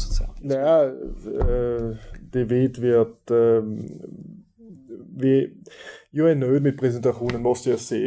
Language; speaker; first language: Swedish; non-native, fluent; German